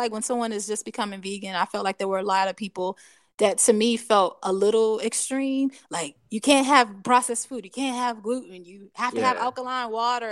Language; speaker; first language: English; native; English